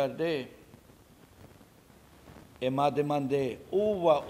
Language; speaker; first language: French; non-native, learner; Italian